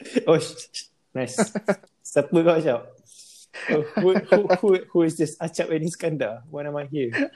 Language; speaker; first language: English; non-native, local second language; Malay